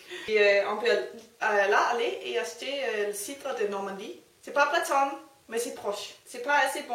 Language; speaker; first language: French; non-native, learner; Danish